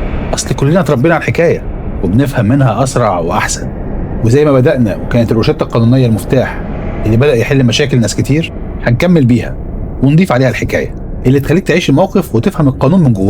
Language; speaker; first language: Arabic; native; Arabic